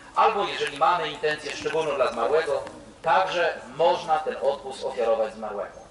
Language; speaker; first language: Polish; native; Polish